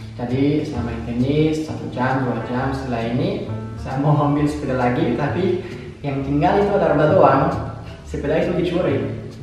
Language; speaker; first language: Indonesian; non-native, fluent; French